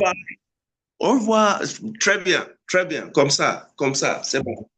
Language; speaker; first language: French; non-native, fluent; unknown